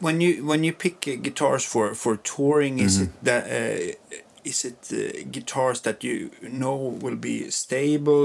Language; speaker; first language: English; non-native, fluent; Swedish